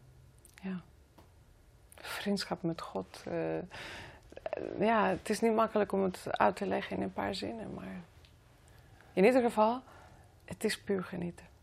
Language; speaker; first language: Dutch; non-native, fluent; Greek